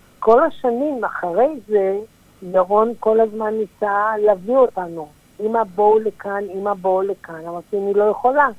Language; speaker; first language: Hebrew; early bilingual, other home language; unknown